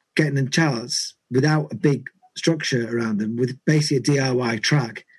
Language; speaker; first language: English; native; English